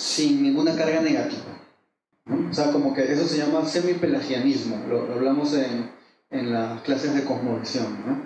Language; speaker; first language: Spanish; native; Spanish